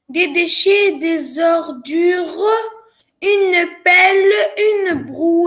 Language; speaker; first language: French; non-native, learner; Arabic